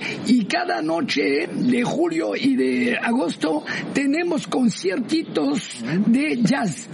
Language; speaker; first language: Spanish; non-native, fluent; French